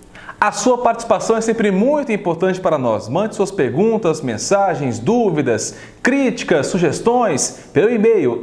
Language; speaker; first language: Portuguese; native; Portuguese